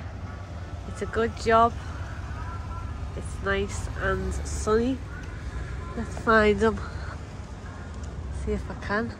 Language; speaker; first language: English; native; English